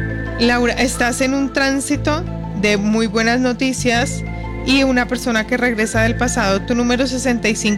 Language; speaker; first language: Spanish; native; Spanish